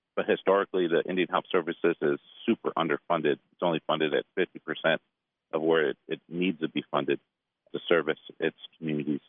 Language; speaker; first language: English; native; English